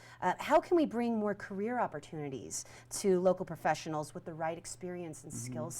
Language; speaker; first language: English; native; English